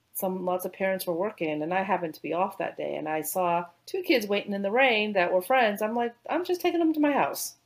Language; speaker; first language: English; native; English